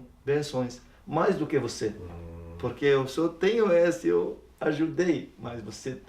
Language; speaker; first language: Portuguese; non-native, learner; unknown